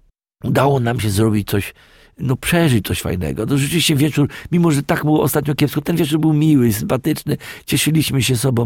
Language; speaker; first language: Polish; native; Polish